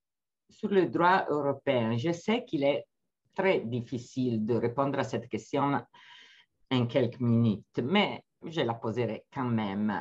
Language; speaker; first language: French; non-native, fluent; Italian